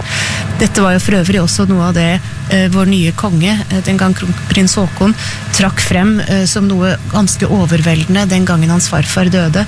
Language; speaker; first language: Norwegian; native; Norwegian